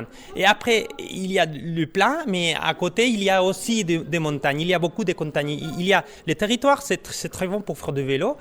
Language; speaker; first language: French; non-native, learner; Spanish